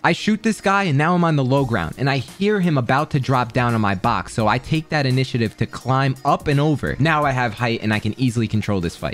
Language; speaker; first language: English; native; English